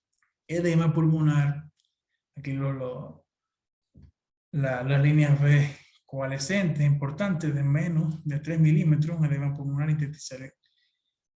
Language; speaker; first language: Spanish; native; Spanish